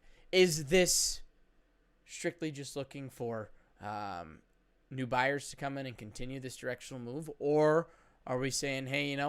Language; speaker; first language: English; native; English